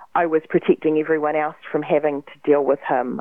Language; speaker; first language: English; native; English